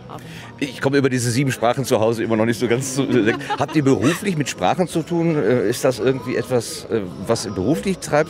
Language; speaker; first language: German; native; German